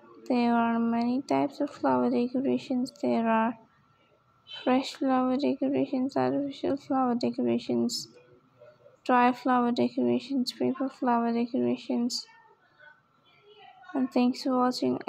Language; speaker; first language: English; non-native, local second language; Urdu